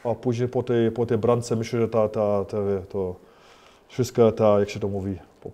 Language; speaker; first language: Polish; early bilingual, heritage; Polish